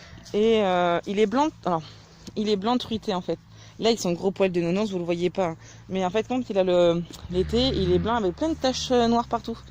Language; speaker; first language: French; native; French